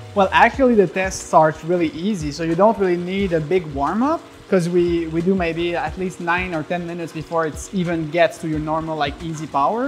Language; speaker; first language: English; non-native, fluent; French